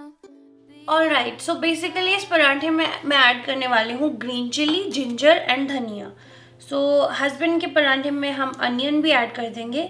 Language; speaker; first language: Hindi; native; Hindi